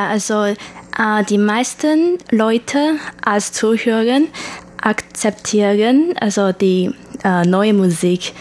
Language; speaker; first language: German; non-native, learner; Chinese